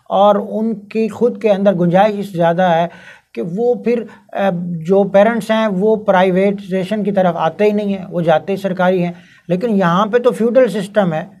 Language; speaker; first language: Urdu; non-native, local second language; Punjabi